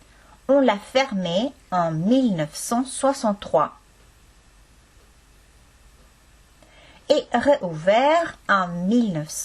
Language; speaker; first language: French; non-native, fluent; Estonian